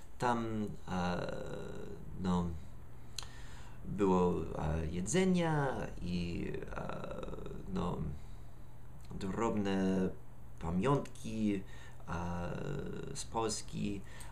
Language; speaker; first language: Polish; non-native, learner; English